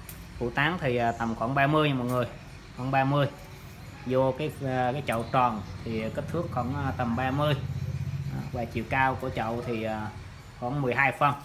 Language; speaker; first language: Vietnamese; native; Vietnamese